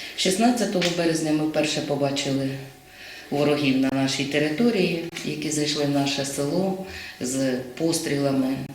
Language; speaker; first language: Ukrainian; native; Ukrainian